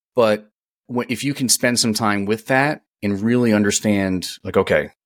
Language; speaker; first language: English; native; English